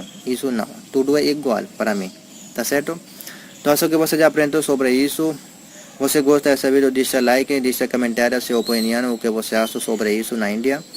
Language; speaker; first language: Portuguese; non-native, learner; Hindi